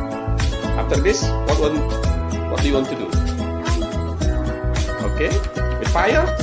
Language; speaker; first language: English; non-native, learner; Indonesian